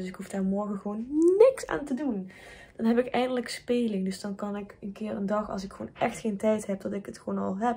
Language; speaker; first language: Dutch; native; Dutch